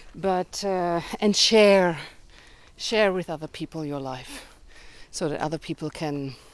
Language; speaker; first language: English; early bilingual, heritage; German